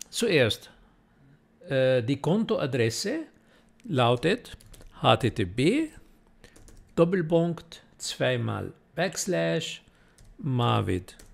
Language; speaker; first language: German; non-native, fluent; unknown